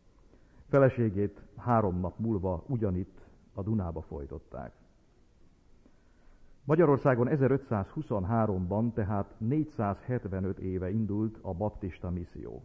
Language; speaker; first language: Hungarian; native; Hungarian